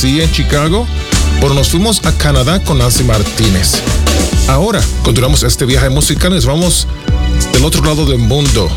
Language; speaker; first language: Spanish; native; Spanish